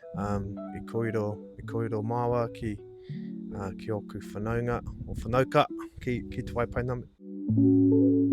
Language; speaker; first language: Māori; non-native, local second language; English